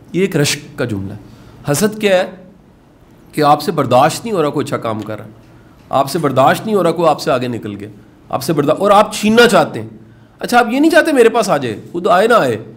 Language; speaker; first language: Urdu; native; Urdu